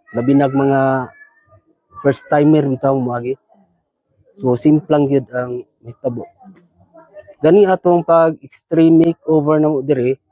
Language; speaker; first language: Cebuano; native; Cebuano